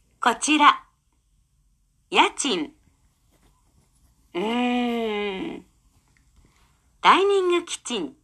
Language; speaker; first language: Japanese; non-native, learner; Indonesian